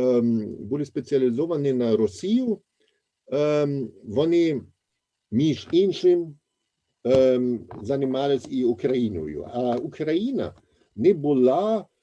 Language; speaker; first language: Ukrainian; non-native, fluent; German